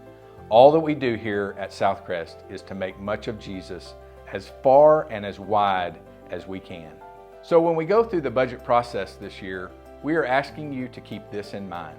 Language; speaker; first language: English; native; English